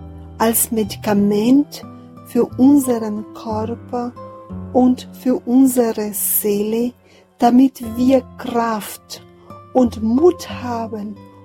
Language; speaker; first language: German; non-native, fluent; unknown